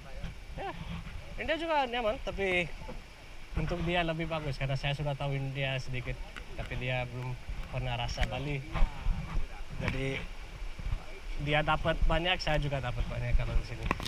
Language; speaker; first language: Indonesian; non-native, fluent; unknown